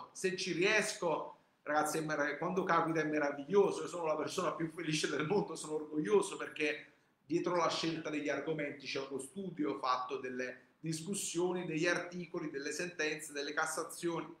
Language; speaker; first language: Italian; native; Italian